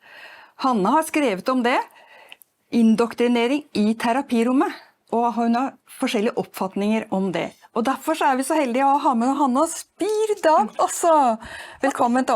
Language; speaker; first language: Norwegian; native; Norwegian